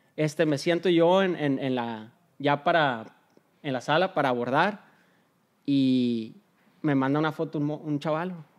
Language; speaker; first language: Spanish; early bilingual, heritage; Spanish